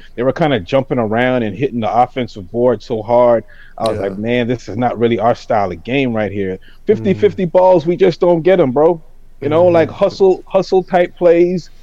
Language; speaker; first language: English; native; English